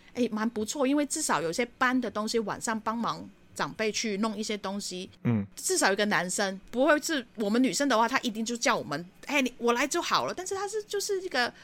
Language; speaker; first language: Chinese; non-native, fluent; Cantonese